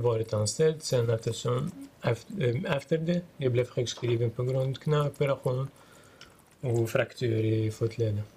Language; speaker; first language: Swedish; non-native, local second language; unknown